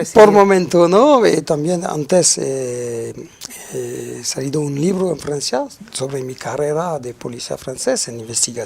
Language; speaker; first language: Spanish; non-native, fluent; French